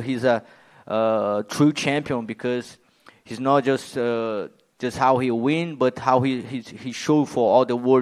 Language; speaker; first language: English; non-native, learner; Portuguese